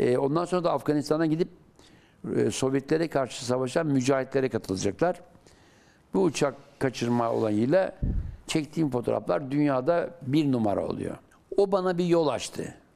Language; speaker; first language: Turkish; native; Turkish